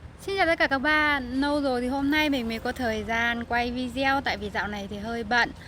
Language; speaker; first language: Vietnamese; native; Vietnamese